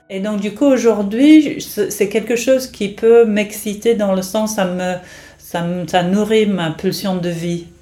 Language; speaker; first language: French; non-native, fluent; English